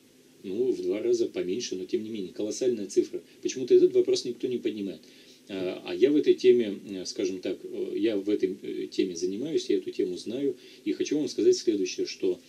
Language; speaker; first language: Russian; native; Russian